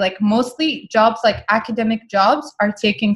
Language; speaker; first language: English; non-native, fluent; Arabic